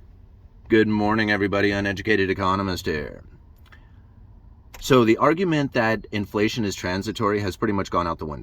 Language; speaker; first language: English; native; English